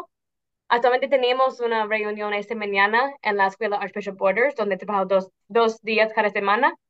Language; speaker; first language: Spanish; non-native, fluent; English